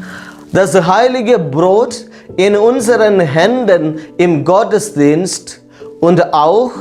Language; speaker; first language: German; non-native, fluent; Malayalam